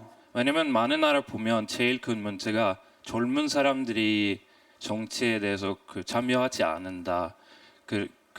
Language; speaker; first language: Korean; non-native, fluent; Swedish